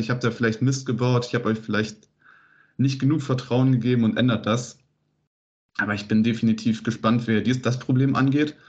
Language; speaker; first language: German; native; German